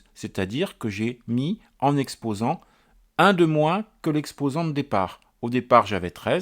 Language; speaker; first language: French; native; French